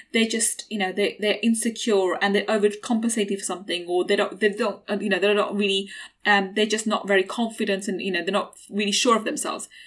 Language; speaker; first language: English; native; English